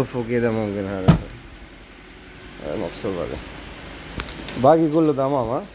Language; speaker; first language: Arabic; non-native, learner; Bangla